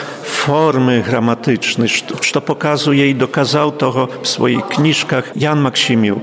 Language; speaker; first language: Polish; non-native, local second language; Ukrainian